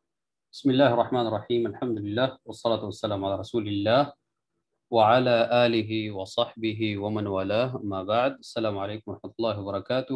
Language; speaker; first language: Arabic; non-native, fluent; Urdu